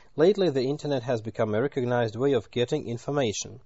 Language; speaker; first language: English; non-native, fluent; Russian